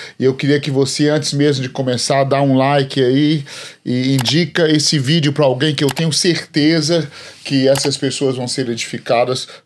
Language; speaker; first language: Portuguese; native; Portuguese